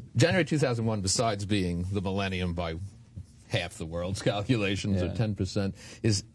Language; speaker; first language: English; native; English